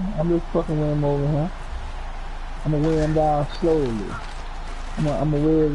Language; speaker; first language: English; native; English